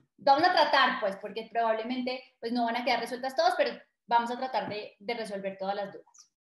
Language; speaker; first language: Spanish; native; Spanish